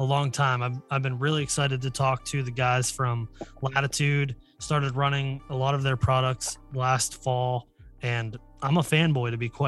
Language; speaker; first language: English; native; English